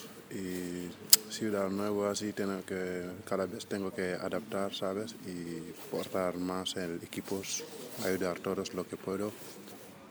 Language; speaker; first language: Spanish; non-native, learner; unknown